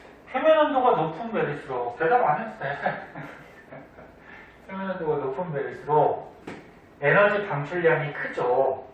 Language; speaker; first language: Korean; native; Korean